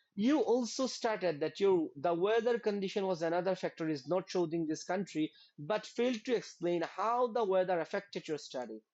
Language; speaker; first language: English; non-native, local second language; Bangla